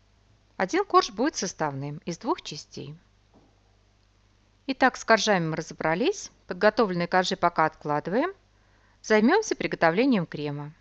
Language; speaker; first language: Russian; native; Russian